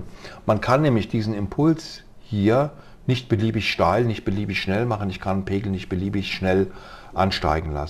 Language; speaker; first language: German; native; German